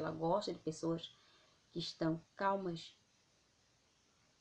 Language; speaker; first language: Portuguese; native; Portuguese